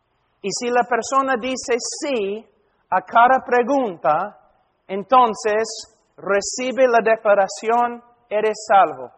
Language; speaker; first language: Spanish; non-native, fluent; English